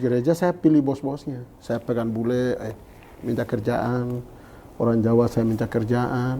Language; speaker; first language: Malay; non-native, local second language; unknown